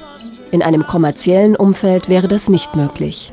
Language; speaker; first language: German; native; German